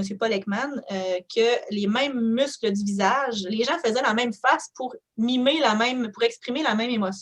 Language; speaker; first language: French; native; French